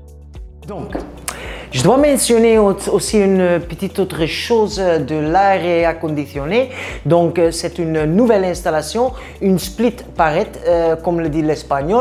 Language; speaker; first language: French; non-native, learner; Spanish